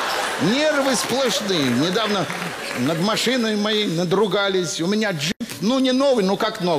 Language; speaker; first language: Russian; native; Russian